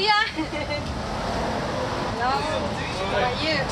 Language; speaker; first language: English; non-native, learner; Korean